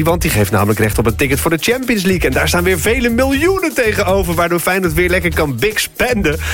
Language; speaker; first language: Dutch; native; Dutch